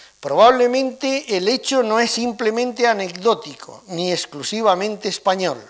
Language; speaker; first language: Spanish; native; Spanish